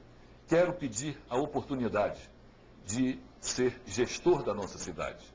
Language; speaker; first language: Portuguese; native; Portuguese